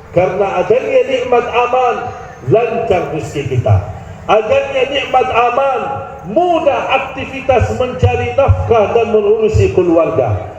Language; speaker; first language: Malay; non-native, fluent; Arabic